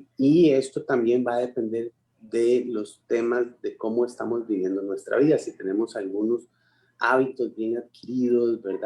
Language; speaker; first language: Spanish; native; Spanish